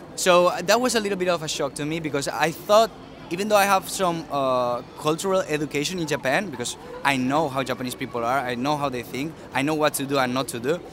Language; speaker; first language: English; early bilingual, other home language; Spanish